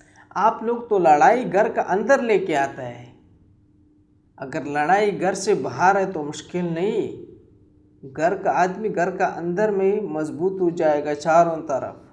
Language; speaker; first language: Hindi; non-native, local second language; Pashto